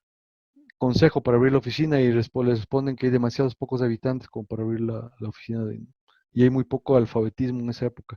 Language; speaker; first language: Spanish; native; Spanish